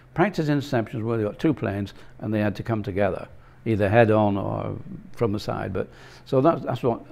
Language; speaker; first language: English; native; English